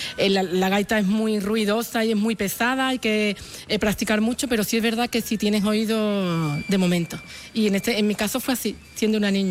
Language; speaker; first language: Spanish; native; Spanish